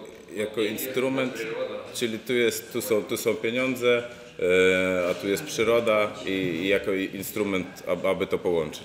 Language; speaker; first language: Polish; non-native, fluent; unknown